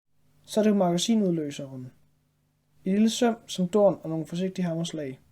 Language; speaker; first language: Danish; native; Danish